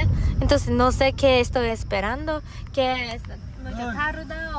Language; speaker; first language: Spanish; non-native, learner; Japanese